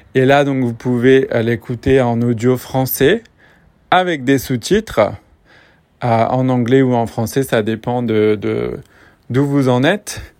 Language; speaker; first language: French; native; French